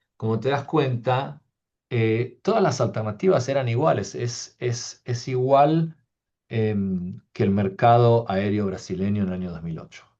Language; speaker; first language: Spanish; early bilingual, heritage; Spanish